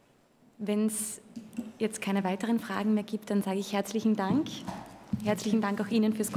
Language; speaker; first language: German; native; German